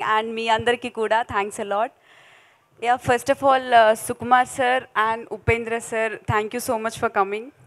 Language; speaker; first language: Telugu; native; Telugu